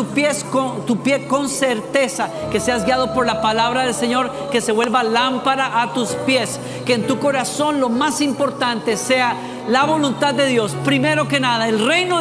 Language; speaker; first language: Spanish; native; Spanish